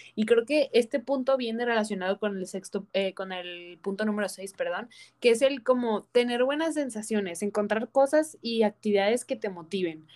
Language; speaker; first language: Spanish; native; Spanish